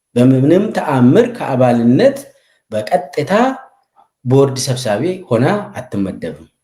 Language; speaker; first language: Amharic; non-native, local second language; Oromo